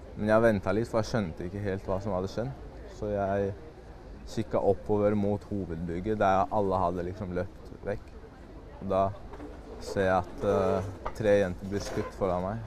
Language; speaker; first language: Norwegian; early bilingual, other home language; Chechen